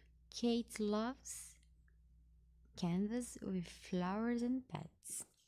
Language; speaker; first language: English; non-native, fluent; Portuguese